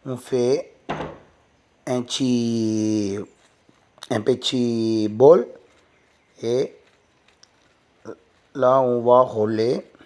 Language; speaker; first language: French; non-native, learner; Tamil